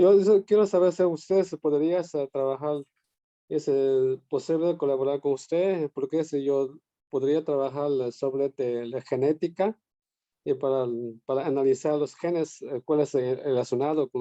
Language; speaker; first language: Spanish; non-native, learner; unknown